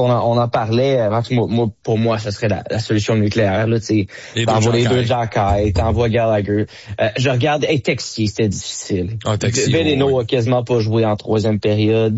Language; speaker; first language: French; native; French